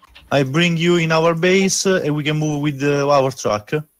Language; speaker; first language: English; non-native, learner; Italian